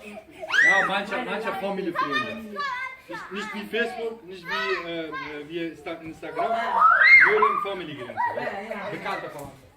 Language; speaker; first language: German; non-native, learner; Turkish